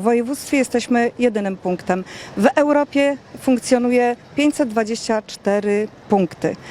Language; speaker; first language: Polish; native; Polish